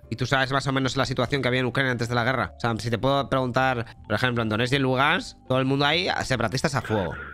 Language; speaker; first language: Spanish; native; Spanish